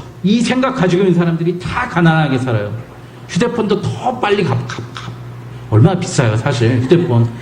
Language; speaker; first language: Korean; native; Korean